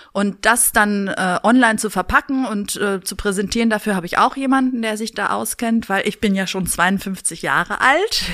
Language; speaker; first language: German; early bilingual, other home language; Greek